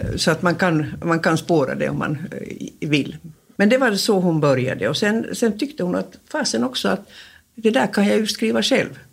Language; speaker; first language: Swedish; native; Swedish